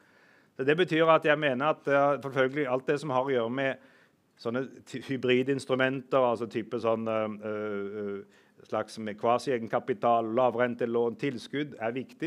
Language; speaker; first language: Norwegian; native; Norwegian